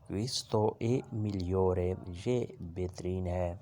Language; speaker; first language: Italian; non-native, learner; Urdu